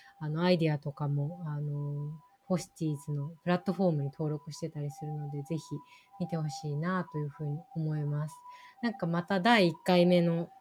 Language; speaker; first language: Japanese; native; Japanese